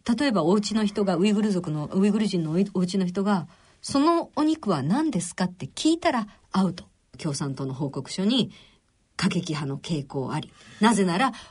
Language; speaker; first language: Japanese; native; Japanese